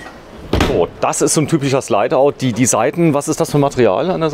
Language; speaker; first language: German; native; German